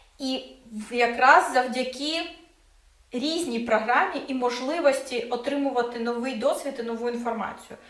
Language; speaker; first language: Ukrainian; non-native, local second language; Russian